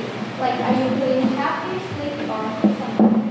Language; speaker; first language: English; non-native, fluent; Indonesian